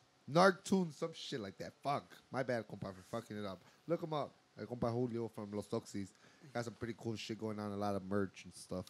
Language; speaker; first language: English; early bilingual, other home language; Spanish